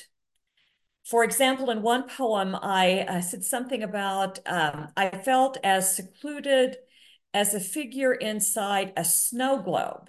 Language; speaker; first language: English; native; English